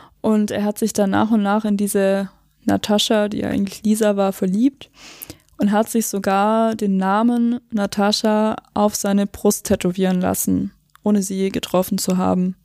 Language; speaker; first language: German; native; German